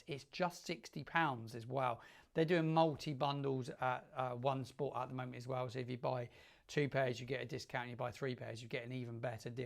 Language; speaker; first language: English; native; English